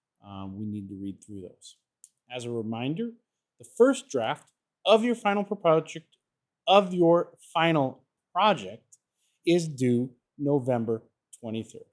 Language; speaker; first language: English; native; English